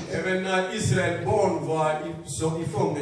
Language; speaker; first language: Swedish; non-native, fluent; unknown